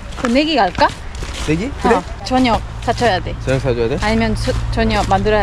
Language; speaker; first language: Korean; non-native, learner; Spanish